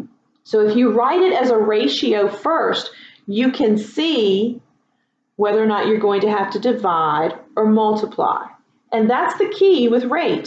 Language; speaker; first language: English; native; English